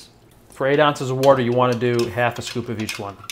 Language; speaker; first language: English; native; English